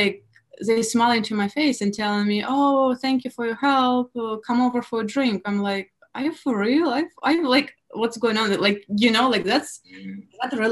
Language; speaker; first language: English; non-native, fluent; Russian